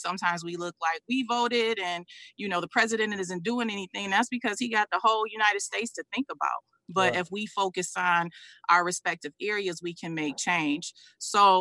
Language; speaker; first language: English; native; English